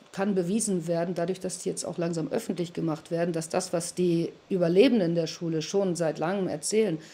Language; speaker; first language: German; native; German